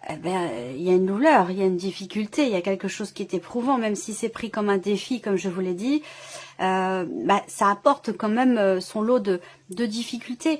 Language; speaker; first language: French; native; French